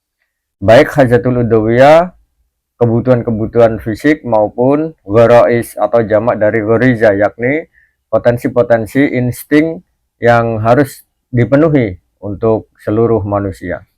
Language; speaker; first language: Indonesian; native; Indonesian